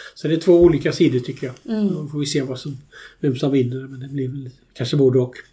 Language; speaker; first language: Swedish; native; Swedish